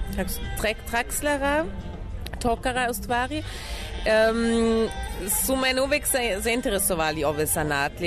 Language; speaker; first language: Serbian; non-native, learner; German